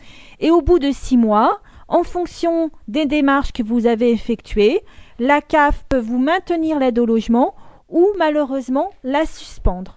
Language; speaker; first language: French; native; French